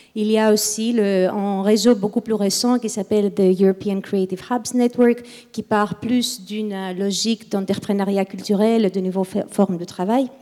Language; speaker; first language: French; non-native, fluent; Greek